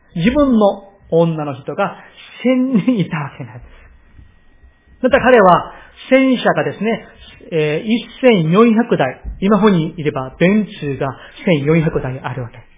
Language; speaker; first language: Japanese; non-native, fluent; Korean